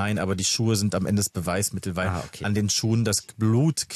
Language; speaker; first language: German; native; German